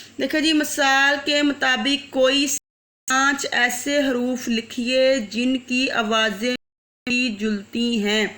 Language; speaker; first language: Urdu; native; Urdu